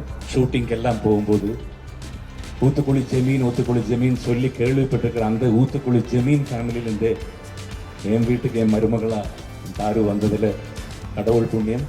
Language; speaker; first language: Tamil; non-native, fluent; Malayalam